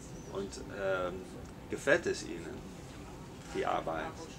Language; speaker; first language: German; non-native, learner; Dutch